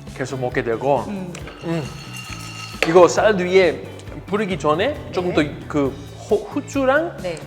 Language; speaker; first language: Korean; non-native, fluent; Greek